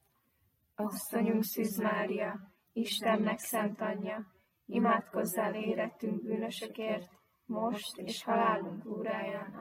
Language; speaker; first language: Hungarian; native; Hungarian